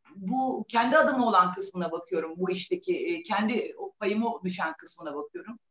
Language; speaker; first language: Turkish; native; Turkish